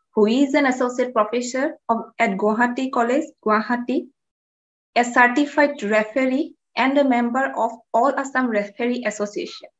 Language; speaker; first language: English; non-native, local second language; Assamese